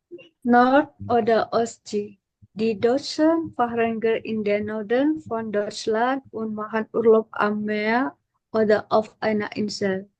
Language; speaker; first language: German; non-native, learner; Indonesian